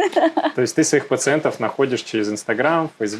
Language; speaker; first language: Russian; native; Russian